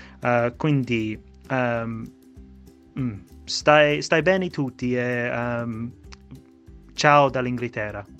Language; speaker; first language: Italian; non-native, fluent; English